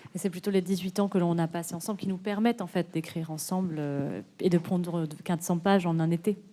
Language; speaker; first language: French; native; French